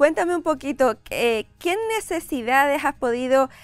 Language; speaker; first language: Spanish; native; Spanish